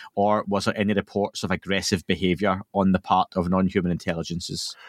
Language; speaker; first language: English; native; English